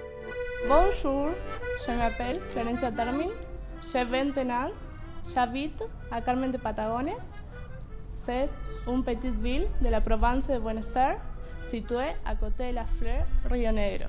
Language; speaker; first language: French; non-native, learner; Spanish